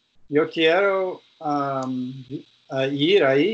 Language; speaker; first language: Spanish; non-native, learner; English